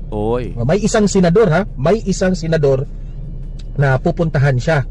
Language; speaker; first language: Filipino; native; Filipino